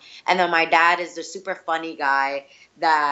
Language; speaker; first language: English; early bilingual, other home language; Spanish